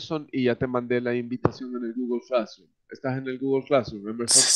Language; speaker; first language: Spanish; native; Spanish